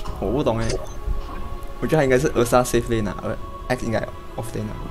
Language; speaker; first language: Chinese; native; Chinese